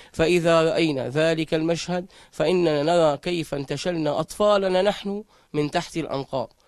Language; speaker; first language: Arabic; native; Arabic